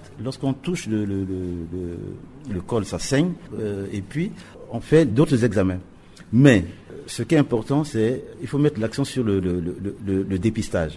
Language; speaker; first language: French; non-native, local second language; Sango